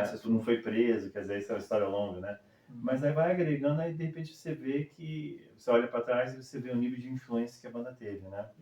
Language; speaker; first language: Portuguese; early bilingual, other home language; English